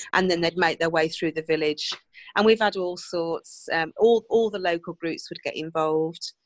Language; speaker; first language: English; native; English